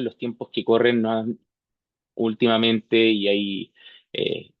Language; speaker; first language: Spanish; native; Spanish